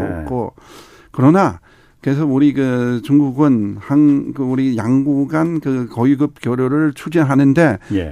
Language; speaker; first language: Korean; non-native, fluent; Chinese